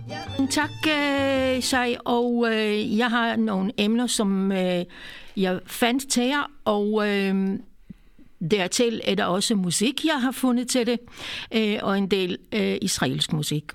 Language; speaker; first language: Danish; non-native, fluent; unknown